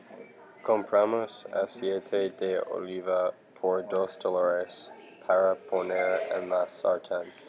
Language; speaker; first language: Spanish; non-native, learner; English